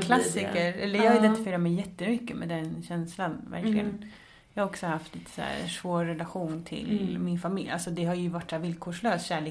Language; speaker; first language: Swedish; native; Swedish